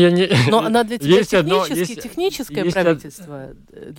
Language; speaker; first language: Russian; native; Russian